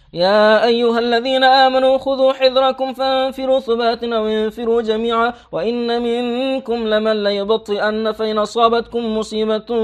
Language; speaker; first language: Arabic; non-native, fluent; Persian